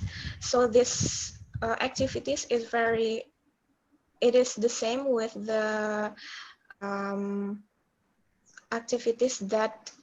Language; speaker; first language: English; non-native, learner; Indonesian